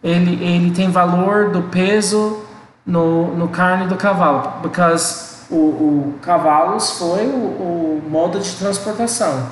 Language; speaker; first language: Portuguese; non-native, learner; English